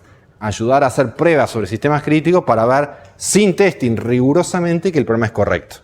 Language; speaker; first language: Spanish; native; Spanish